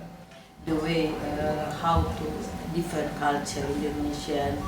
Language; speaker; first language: English; non-native, local second language; Indonesian